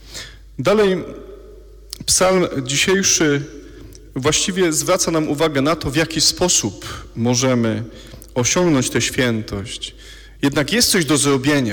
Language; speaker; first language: Polish; native; Polish